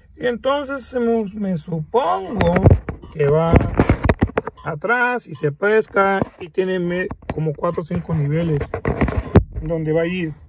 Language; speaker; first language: Spanish; native; Spanish